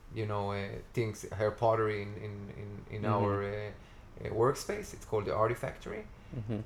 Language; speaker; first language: English; non-native, fluent; Hebrew